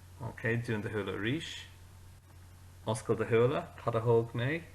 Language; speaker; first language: Irish; non-native, local second language; English